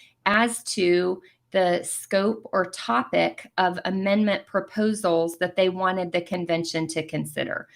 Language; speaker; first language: English; native; English